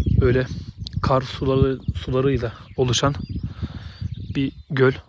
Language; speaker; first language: Turkish; native; Turkish